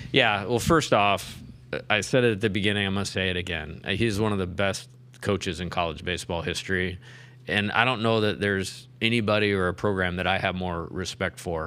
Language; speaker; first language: English; native; English